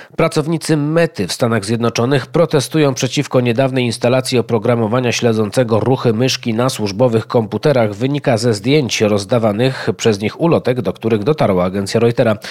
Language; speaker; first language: Polish; native; Polish